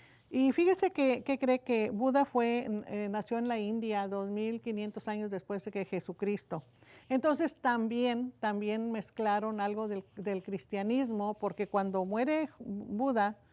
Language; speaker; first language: Spanish; native; Spanish